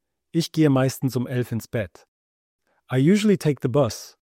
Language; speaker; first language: German; native; German